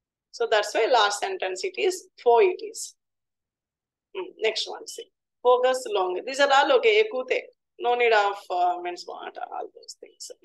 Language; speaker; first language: English; non-native, local second language; Telugu